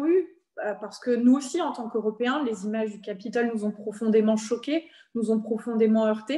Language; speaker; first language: French; native; French